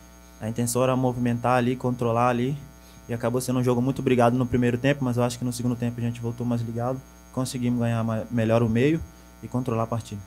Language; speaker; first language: Portuguese; native; Portuguese